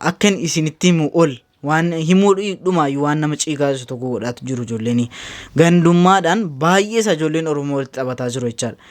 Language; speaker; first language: Oromo; native; Oromo